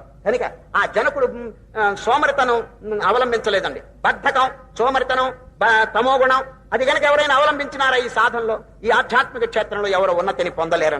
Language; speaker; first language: Telugu; native; Telugu